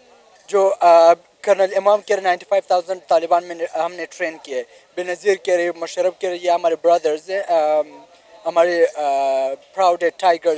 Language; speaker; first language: Hindi; non-native, local second language; Pashto